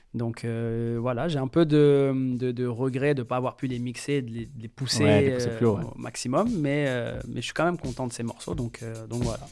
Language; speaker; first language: French; native; French